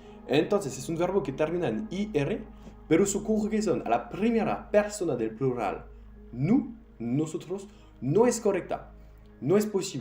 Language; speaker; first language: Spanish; non-native, fluent; French